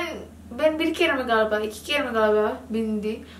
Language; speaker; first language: Turkish; non-native, learner; Indonesian